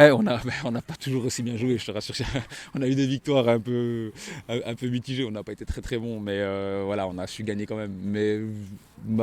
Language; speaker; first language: French; native; French